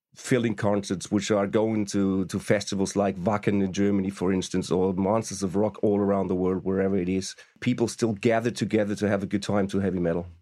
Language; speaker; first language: English; non-native, fluent; German